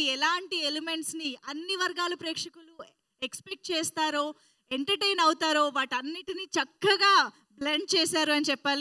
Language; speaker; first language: Telugu; native; Telugu